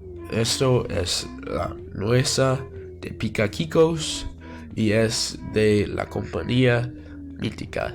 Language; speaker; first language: Spanish; non-native, learner; English